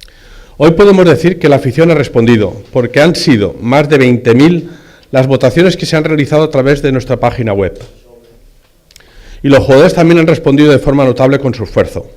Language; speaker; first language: Spanish; native; Spanish